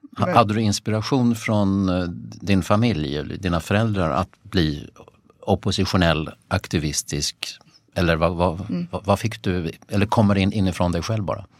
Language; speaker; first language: Swedish; native; Swedish